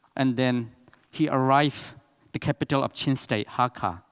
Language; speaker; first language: English; non-native, learner; Burmese